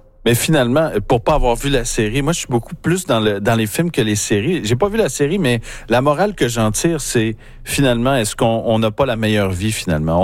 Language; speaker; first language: French; native; French